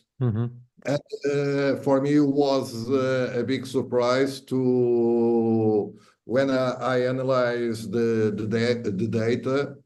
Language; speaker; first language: English; non-native, fluent; Portuguese